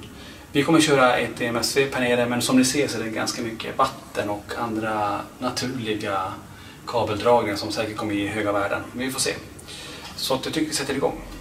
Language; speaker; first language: Swedish; native; Swedish